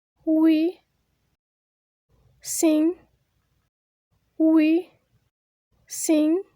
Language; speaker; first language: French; non-native, local second language; Haitian Creole